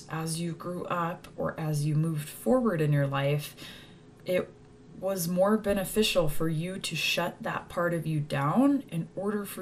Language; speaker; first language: English; native; English